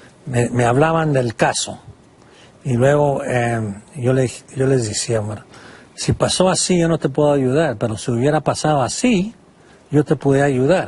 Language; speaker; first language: Spanish; non-native, fluent; English